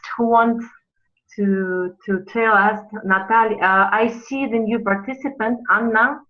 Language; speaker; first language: English; non-native, fluent; Russian